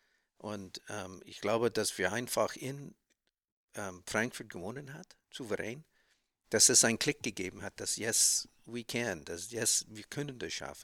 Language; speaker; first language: German; non-native, learner; English